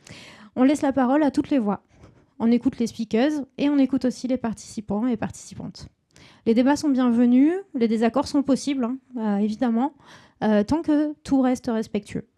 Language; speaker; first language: French; native; French